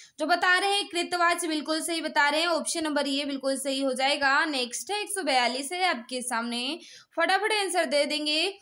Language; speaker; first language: Hindi; native; Hindi